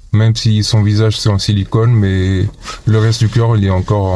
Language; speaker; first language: French; non-native, fluent; Portuguese